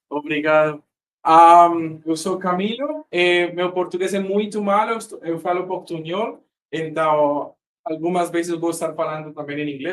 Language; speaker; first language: Portuguese; non-native, learner; Spanish